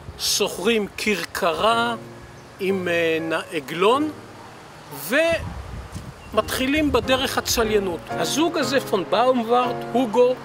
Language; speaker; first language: Hebrew; native; Hebrew